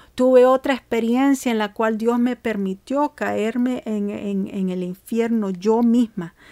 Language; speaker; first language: Spanish; early bilingual, heritage; Spanish